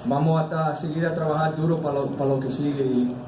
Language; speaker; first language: Spanish; early bilingual, heritage; Spanish